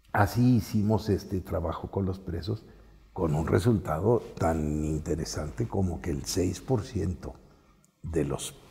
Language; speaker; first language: Spanish; native; Spanish